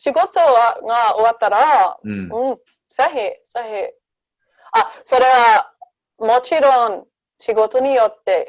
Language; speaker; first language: Japanese; non-native, learner; Danish